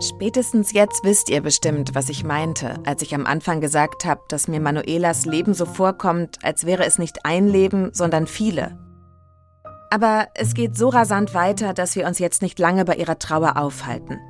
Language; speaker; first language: German; native; German